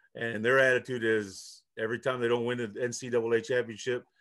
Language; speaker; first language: English; early bilingual, other home language; Spanish